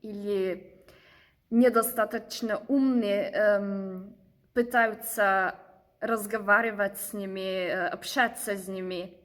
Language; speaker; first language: Russian; non-native, learner; German